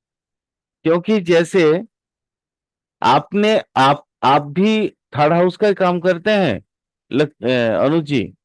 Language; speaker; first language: Hindi; native; Hindi